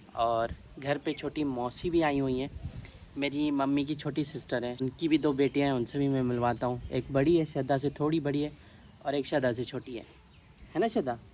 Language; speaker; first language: Urdu; non-native, local second language; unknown